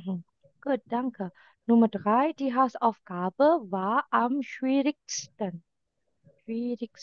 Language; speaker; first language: German; non-native, fluent; Indonesian